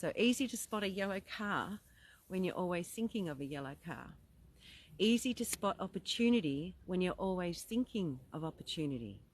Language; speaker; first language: English; native; English